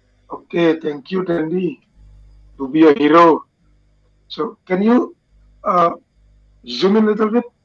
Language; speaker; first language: English; non-native, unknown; Indonesian